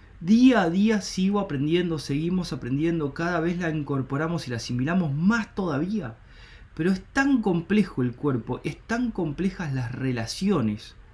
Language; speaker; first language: Spanish; native; Spanish